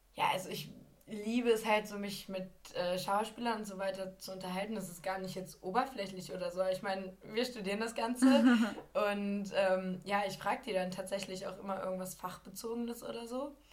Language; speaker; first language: German; native; German